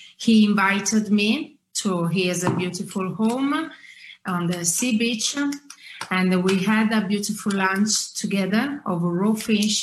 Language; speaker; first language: English; non-native, fluent; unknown